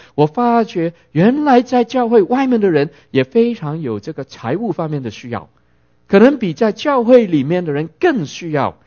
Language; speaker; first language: Chinese; non-native, local second language; Cantonese